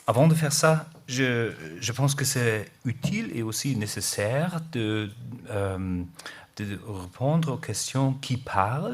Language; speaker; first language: French; non-native, learner; German